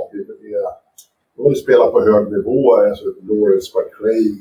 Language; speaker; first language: Swedish; native; Swedish